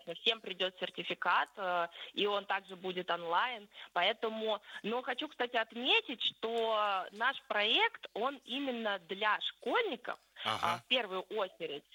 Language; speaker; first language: Russian; native; Russian